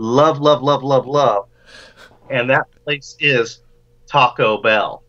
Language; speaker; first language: English; native; English